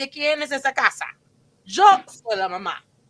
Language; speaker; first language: Spanish; non-native, fluent; English